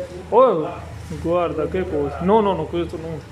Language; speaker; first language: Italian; non-native, learner; Punjabi